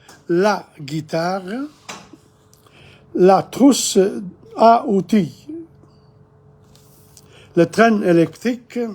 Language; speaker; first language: French; non-native, fluent; English